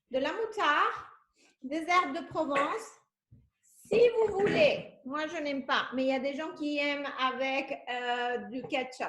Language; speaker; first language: French; non-native, fluent; Spanish